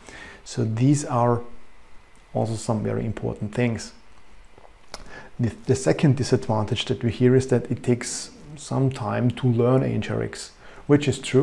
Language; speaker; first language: English; non-native, fluent; German